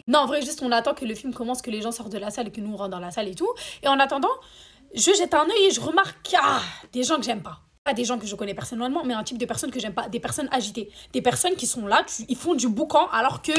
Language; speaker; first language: French; native; French